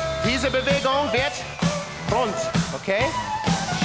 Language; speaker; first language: German; non-native, fluent; English